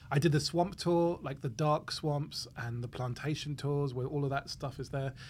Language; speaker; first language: English; native; English